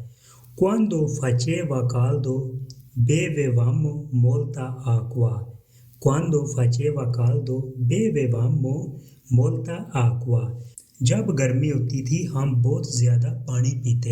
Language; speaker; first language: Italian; non-native, learner; Urdu